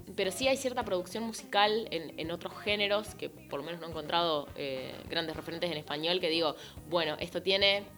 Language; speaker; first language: Spanish; native; Spanish